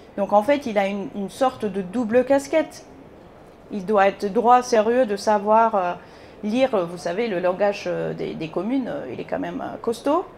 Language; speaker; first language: French; non-native, fluent; Bulgarian